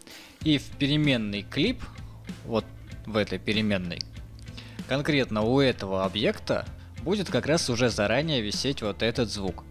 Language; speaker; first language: Russian; native; Russian